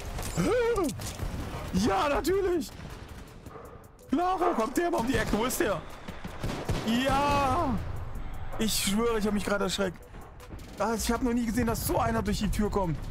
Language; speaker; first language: German; native; German